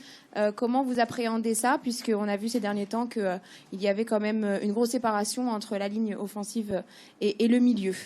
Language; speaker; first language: French; native; French